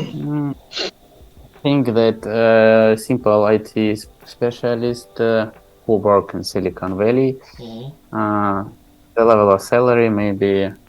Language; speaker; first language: English; non-native, learner; Tajik